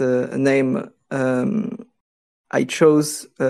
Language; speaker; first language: English; non-native, fluent; French